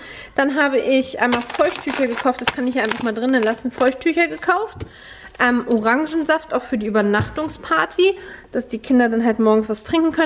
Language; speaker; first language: German; native; German